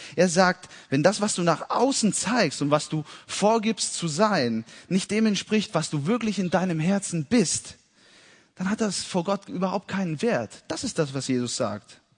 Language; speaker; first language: German; early bilingual, heritage; German